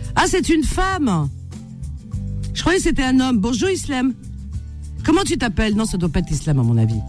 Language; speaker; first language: French; native; French